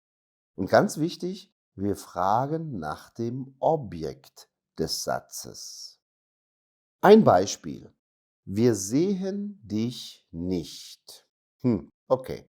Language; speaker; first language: German; non-native, fluent; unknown